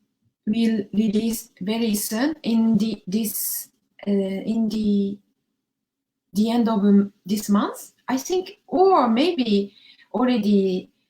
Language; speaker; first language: English; non-native, learner; Japanese